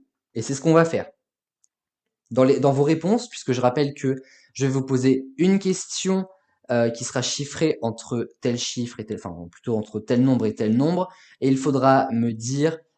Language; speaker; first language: French; native; French